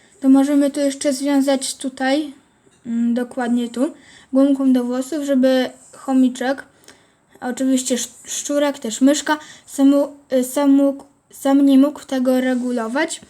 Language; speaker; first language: Polish; native; Polish